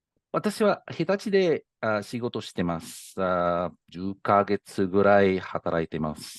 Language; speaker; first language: Japanese; non-native, learner; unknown